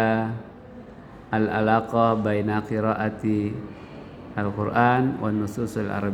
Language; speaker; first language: Arabic; non-native, fluent; Indonesian